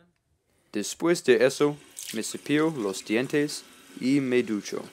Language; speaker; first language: Spanish; non-native, learner; English